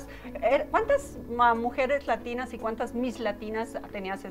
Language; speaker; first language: Spanish; native; Spanish